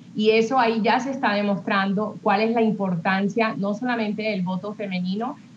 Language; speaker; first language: Spanish; early bilingual, heritage; Spanish